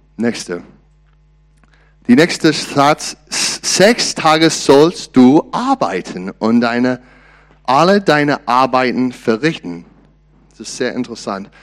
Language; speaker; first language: German; non-native, learner; English